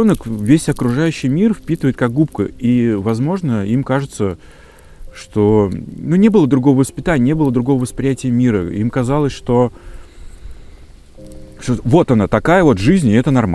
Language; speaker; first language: Russian; native; Russian